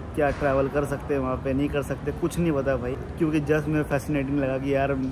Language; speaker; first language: Hindi; native; Hindi